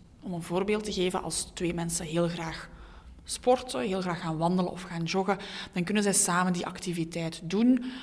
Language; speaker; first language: Dutch; native; Dutch